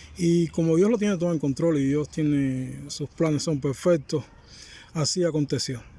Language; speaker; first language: Spanish; native; Spanish